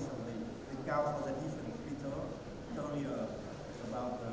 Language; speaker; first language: English; non-native, learner; Vietnamese